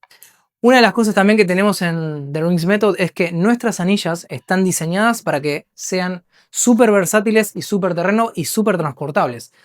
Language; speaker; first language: Spanish; native; Spanish